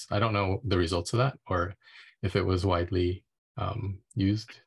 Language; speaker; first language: English; native; English